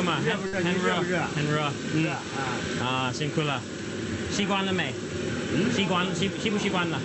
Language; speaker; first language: Chinese; non-native, fluent; English